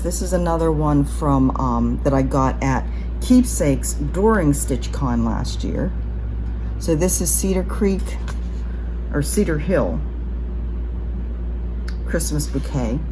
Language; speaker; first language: English; native; English